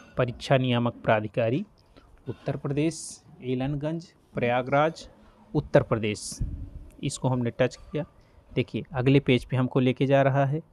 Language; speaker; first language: Hindi; native; Hindi